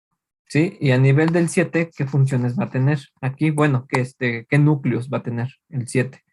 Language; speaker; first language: Spanish; native; Spanish